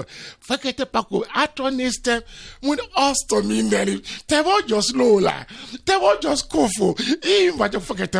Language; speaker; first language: Hungarian; non-native, learner; Yoruba